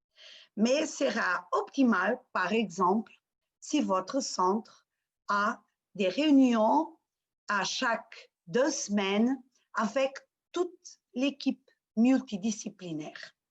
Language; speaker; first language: French; non-native, fluent; Portuguese